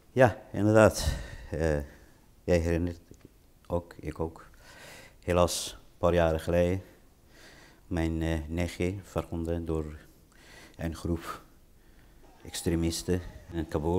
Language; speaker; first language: Dutch; non-native, learner; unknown